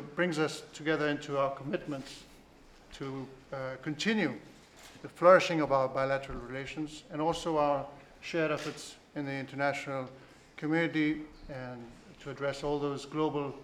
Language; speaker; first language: English; non-native, fluent; Spanish